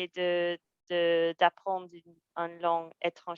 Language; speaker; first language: French; non-native, fluent; English